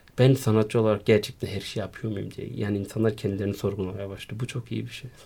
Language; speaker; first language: Turkish; early bilingual, heritage; Turkish